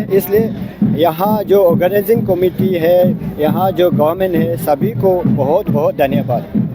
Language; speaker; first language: Hindi; non-native, local second language; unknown